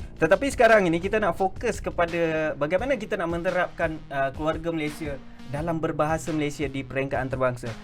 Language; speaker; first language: Malay; native; Malay